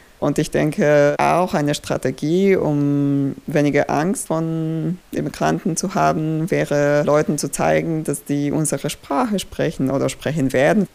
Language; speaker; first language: German; non-native, fluent; Polish